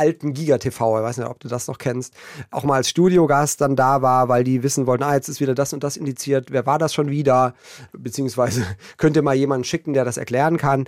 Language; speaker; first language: German; native; German